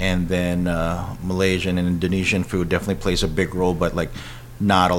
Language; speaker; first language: English; non-native, local second language; Filipino